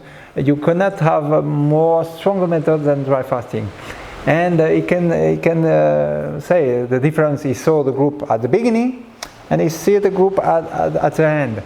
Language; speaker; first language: English; non-native, learner; French